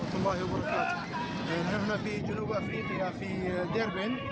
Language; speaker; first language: Arabic; native; Arabic